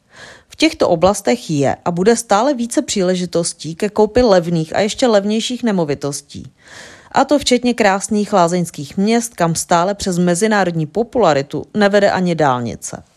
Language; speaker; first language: Czech; native; Czech